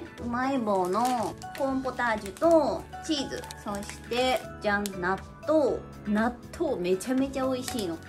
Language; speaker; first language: Japanese; native; Japanese